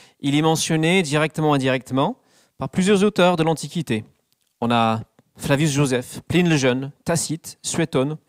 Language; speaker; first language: French; non-native, fluent; English